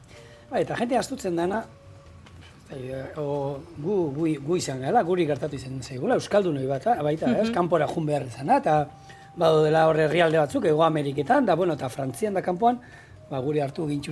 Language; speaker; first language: Basque; native; Basque